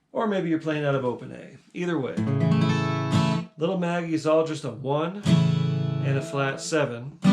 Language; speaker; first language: English; native; English